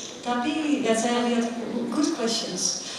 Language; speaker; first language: Indonesian; non-native, learner; Dutch